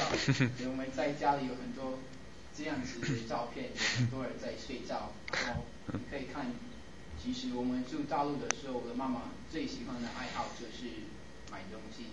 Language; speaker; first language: Chinese; non-native, fluent; English